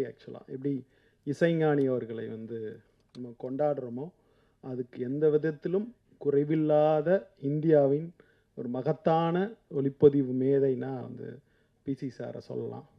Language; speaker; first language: Tamil; native; Tamil